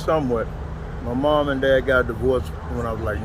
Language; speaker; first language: English; native; English